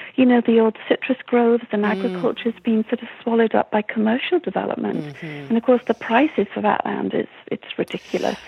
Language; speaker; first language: English; native; English